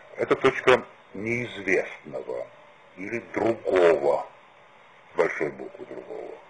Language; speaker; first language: Russian; non-native, local second language; Georgian